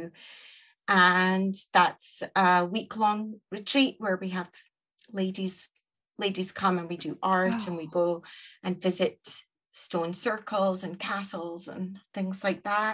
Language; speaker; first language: English; native; English